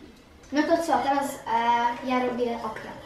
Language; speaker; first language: Polish; early bilingual, heritage; Polish